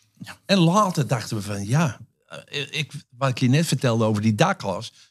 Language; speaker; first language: Dutch; native; Dutch